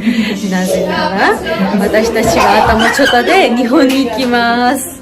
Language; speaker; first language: Japanese; non-native, learner; Georgian